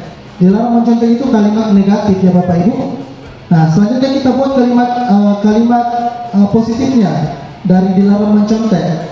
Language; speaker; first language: Indonesian; native; Indonesian